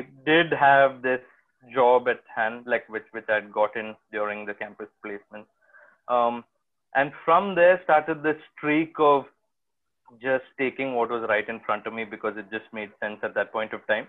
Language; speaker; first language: English; non-native, local second language; Malayalam